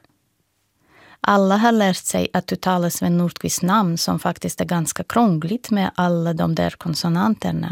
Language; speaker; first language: Swedish; non-native, fluent; Russian